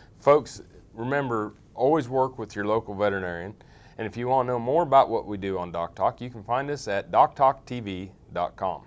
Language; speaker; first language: English; native; English